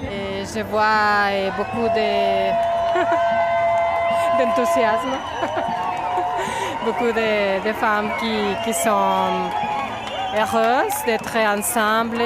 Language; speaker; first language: French; non-native, fluent; Spanish